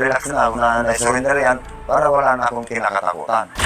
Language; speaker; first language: Filipino; non-native, local second language; Iloko